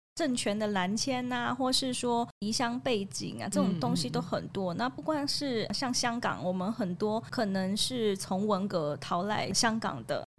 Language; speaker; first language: Chinese; non-native, local second language; Cantonese